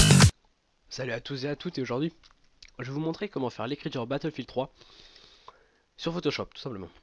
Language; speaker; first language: French; native; French